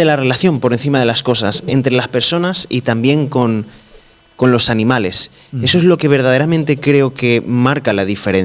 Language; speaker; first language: Spanish; native; Spanish